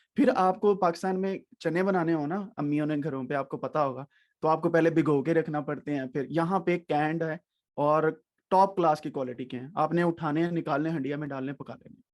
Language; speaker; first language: Urdu; native; Urdu